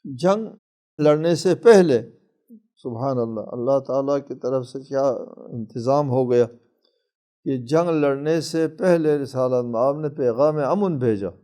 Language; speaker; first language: Urdu; non-native, local second language; Balti